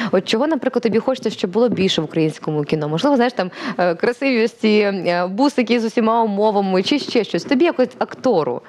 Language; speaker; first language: Ukrainian; native; Ukrainian